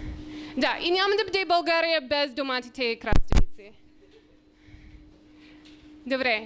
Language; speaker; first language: Bulgarian; non-native, learner; English